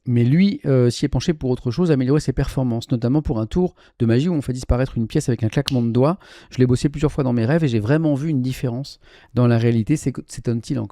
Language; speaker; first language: French; native; French